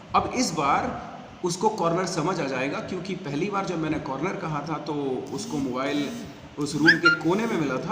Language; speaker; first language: Hindi; native; Hindi